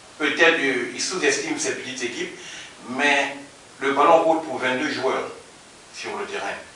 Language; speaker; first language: French; native; French